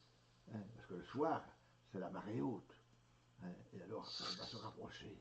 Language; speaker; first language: French; native; French